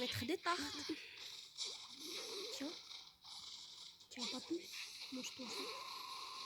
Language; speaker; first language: French; native; French